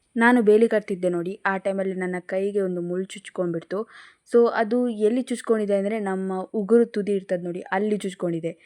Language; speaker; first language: Kannada; non-native, local second language; Tulu